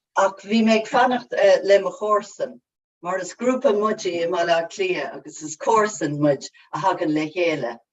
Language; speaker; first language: Irish; non-native, local second language; English